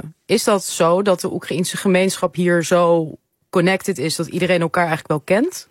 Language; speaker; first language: Dutch; native; Dutch